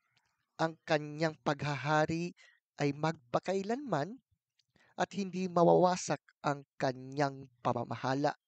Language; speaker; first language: Filipino; native; Filipino